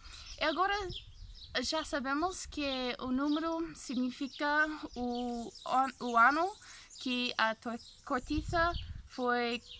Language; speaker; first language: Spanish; non-native, fluent; English